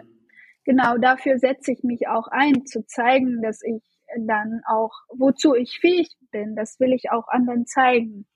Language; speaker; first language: German; non-native, fluent; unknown